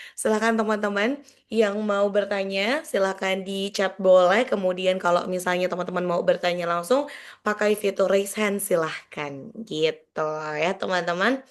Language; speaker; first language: Indonesian; native; Indonesian